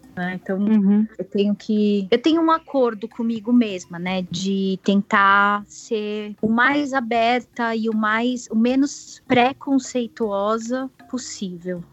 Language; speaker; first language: Portuguese; native; Portuguese